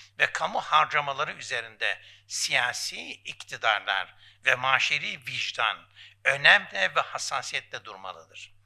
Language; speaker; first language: Turkish; native; Turkish